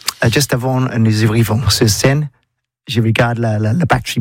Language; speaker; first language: French; non-native, learner; English